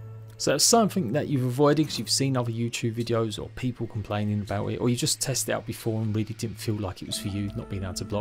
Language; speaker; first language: English; native; English